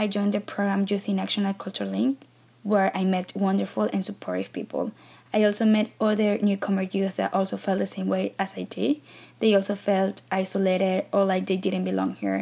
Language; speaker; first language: English; non-native, fluent; Spanish